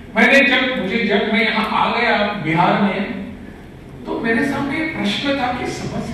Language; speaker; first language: Hindi; non-native, local second language; Konkani